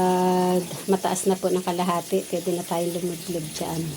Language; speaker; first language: Filipino; native; Filipino